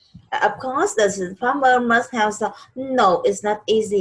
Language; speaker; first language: English; non-native, learner; Vietnamese